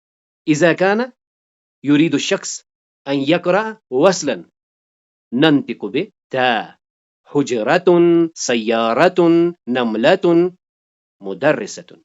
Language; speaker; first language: Arabic; non-native, fluent; Urdu